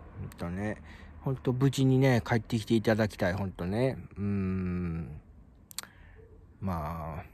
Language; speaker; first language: Japanese; native; Japanese